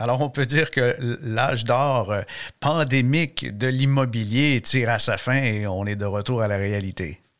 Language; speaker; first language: French; native; French